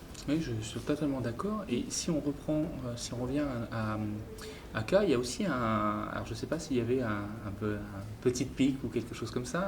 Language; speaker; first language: French; native; French